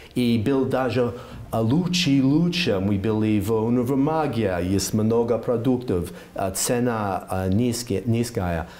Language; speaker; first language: Russian; non-native, learner; English